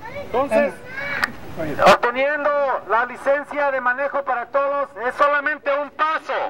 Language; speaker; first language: Spanish; non-native, fluent; English